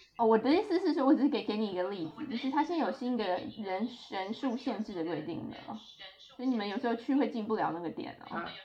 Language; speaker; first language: Chinese; native; Chinese